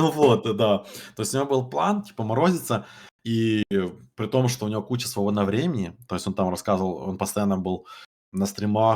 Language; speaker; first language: Russian; native; Russian